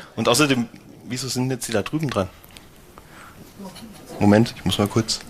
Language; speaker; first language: German; native; German